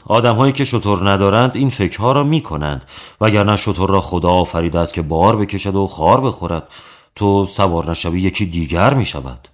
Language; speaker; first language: Persian; native; Persian